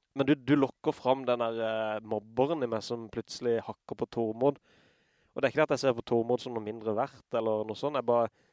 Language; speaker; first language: Norwegian; native; Norwegian